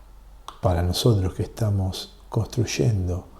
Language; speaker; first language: Spanish; native; Spanish